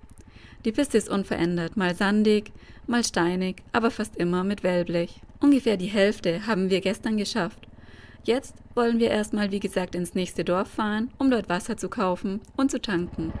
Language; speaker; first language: German; native; German